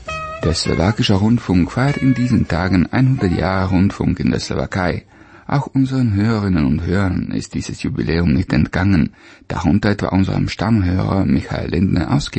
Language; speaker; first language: German; native; German